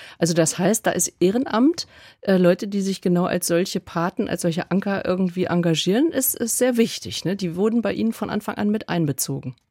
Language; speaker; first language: German; native; German